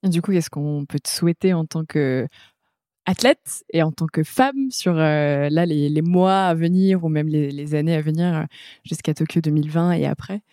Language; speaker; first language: French; native; French